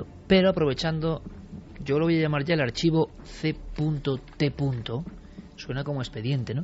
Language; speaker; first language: Spanish; native; Spanish